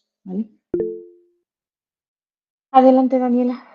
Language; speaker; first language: Spanish; native; Spanish